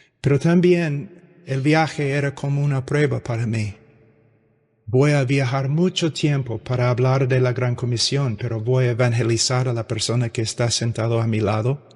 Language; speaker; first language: Spanish; non-native, fluent; English